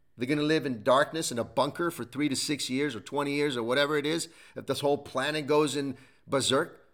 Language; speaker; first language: English; non-native, fluent; Italian